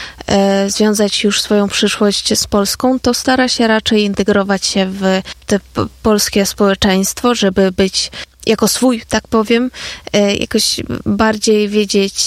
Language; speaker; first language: Polish; non-native, fluent; Ukrainian